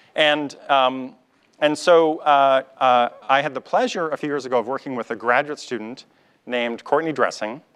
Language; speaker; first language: English; native; English